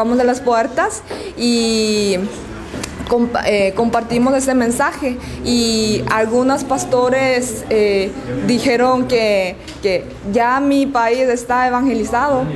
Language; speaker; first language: Spanish; non-native, learner; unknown